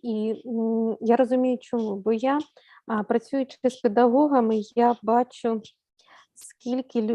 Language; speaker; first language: Ukrainian; native; Ukrainian